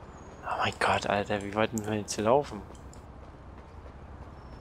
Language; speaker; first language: German; native; German